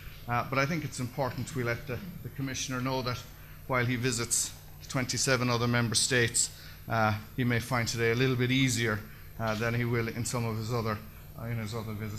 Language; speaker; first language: English; native; English